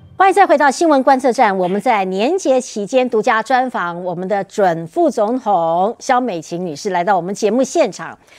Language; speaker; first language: Chinese; native; Chinese